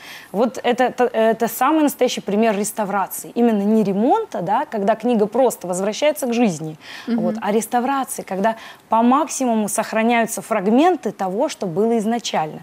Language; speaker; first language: Russian; native; Russian